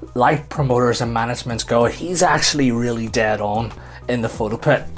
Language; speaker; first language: English; native; English